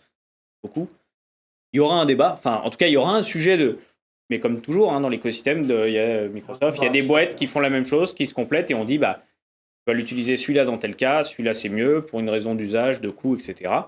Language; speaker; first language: French; native; French